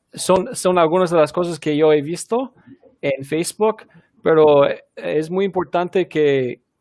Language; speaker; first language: Spanish; non-native, fluent; English